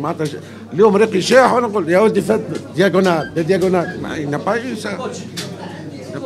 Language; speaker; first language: French; non-native, local second language; Arabic